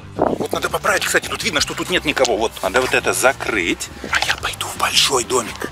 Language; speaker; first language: Russian; native; Russian